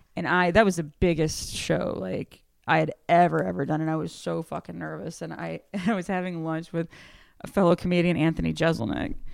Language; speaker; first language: English; native; English